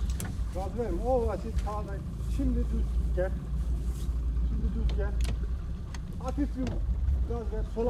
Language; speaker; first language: Turkish; native; Turkish